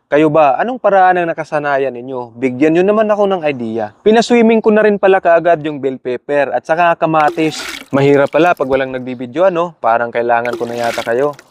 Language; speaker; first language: Filipino; non-native, local second language; Cebuano